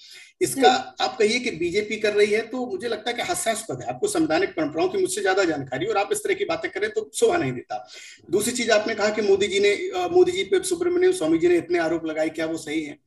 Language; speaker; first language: Hindi; native; Hindi